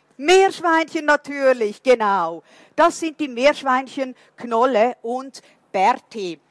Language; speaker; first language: German; non-native, fluent; Portuguese